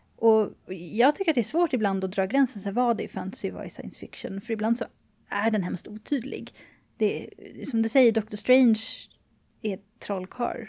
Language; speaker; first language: Swedish; native; Swedish